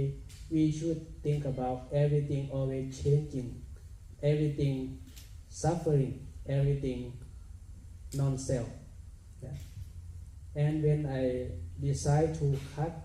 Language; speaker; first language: English; non-native, learner; Thai